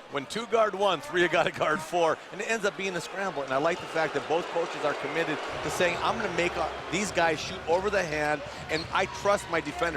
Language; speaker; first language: English; native; English